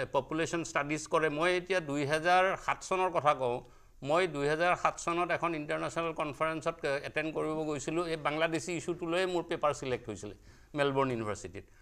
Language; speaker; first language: Assamese; native; Assamese